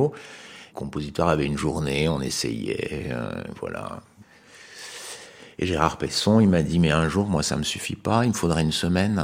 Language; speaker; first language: French; native; French